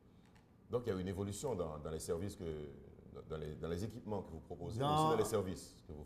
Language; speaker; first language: French; non-native, local second language; Haitian Creole